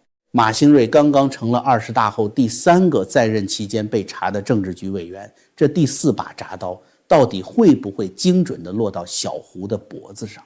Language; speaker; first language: Chinese; native; Chinese